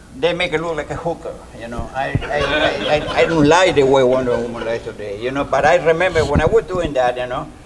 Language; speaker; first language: English; non-native, fluent; Spanish